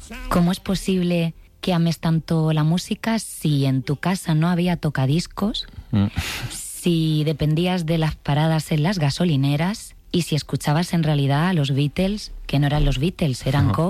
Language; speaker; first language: Spanish; native; Spanish